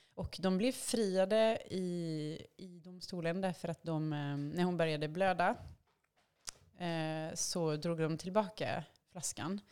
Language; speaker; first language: Swedish; non-native, fluent; French